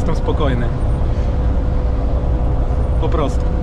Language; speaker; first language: Polish; native; Polish